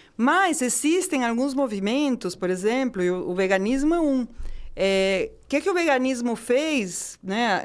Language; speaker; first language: Portuguese; non-native, fluent; Spanish